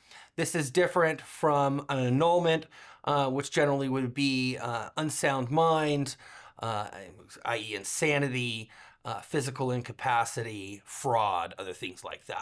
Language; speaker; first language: English; native; English